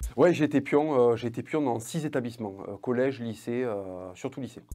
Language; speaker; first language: French; native; French